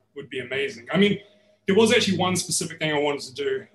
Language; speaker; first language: English; native; English